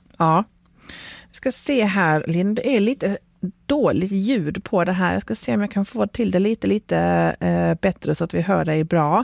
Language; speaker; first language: Swedish; native; Swedish